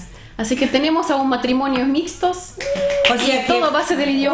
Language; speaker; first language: Spanish; non-native, fluent; Russian